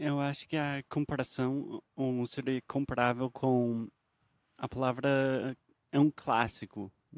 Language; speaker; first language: Portuguese; non-native, fluent; English